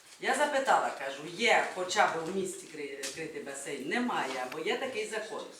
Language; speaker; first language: Ukrainian; native; Ukrainian